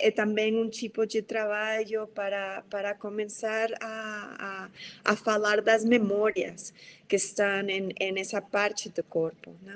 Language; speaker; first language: Portuguese; non-native, fluent; Spanish